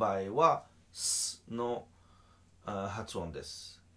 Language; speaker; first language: Japanese; non-native, learner; French